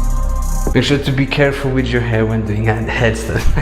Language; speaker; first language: English; non-native, fluent; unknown